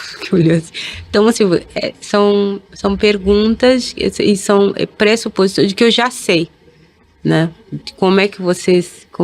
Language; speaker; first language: Portuguese; early bilingual, other home language; Kabuverdianu